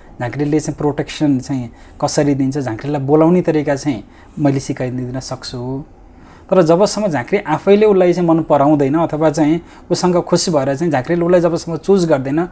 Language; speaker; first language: Nepali; native; Nepali